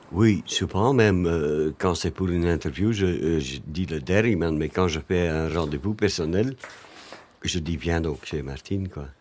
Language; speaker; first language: French; native; French